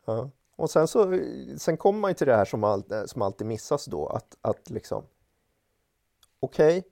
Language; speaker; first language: Swedish; native; Swedish